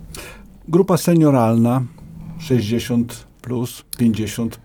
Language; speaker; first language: Polish; native; Polish